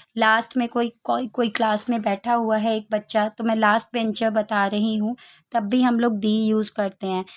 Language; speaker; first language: Hindi; native; Hindi